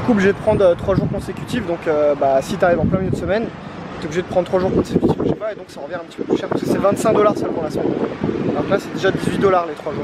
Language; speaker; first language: French; native; French